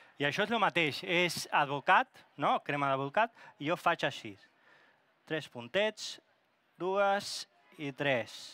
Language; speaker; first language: Catalan; non-native, local second language; Spanish